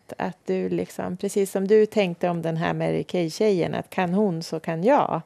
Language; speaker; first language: Swedish; native; Swedish